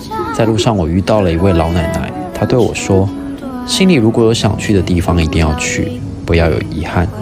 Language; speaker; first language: Chinese; native; Chinese